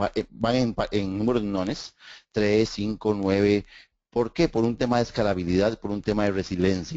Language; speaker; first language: Spanish; native; Spanish